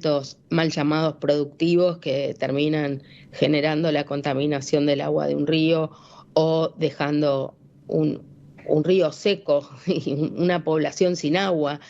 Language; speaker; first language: Spanish; native; Spanish